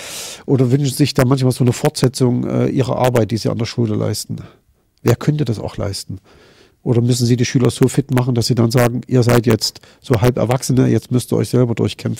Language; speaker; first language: German; native; German